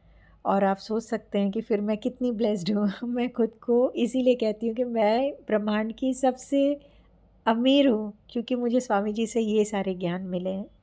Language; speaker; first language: Hindi; native; Hindi